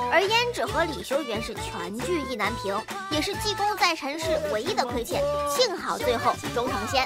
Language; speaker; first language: Chinese; native; Chinese